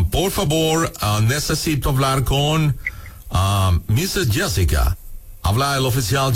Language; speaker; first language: Spanish; non-native, learner; English